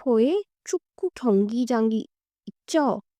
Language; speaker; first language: Korean; non-native, learner; Hindi